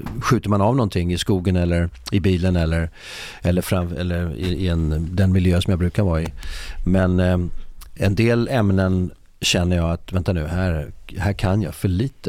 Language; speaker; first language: Swedish; native; Swedish